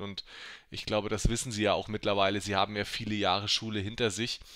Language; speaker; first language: German; native; German